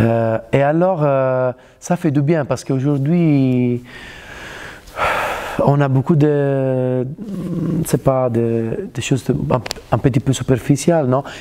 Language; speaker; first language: French; non-native, fluent; Italian